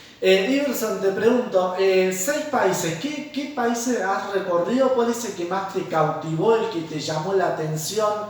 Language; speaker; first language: Spanish; native; Spanish